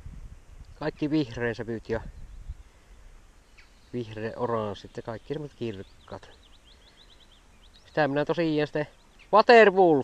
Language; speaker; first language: Finnish; native; Finnish